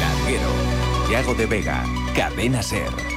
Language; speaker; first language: Spanish; native; Spanish